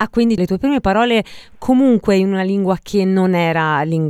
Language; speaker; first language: Italian; native; Italian